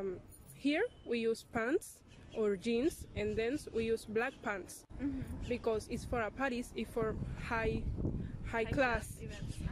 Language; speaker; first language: English; non-native, learner; Spanish